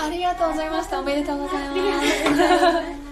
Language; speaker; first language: Japanese; non-native, learner; English